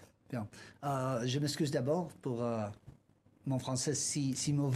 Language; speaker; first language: French; non-native, learner; Spanish